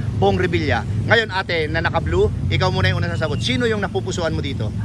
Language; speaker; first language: Filipino; native; Filipino